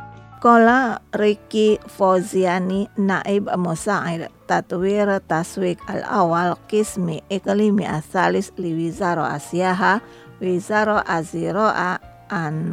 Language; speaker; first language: Arabic; non-native, fluent; Indonesian